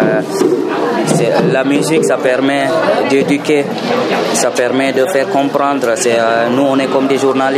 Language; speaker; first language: French; non-native, local second language; Fula